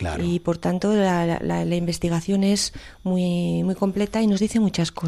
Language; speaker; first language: Spanish; native; Spanish